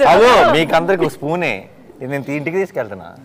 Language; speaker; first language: Telugu; native; Telugu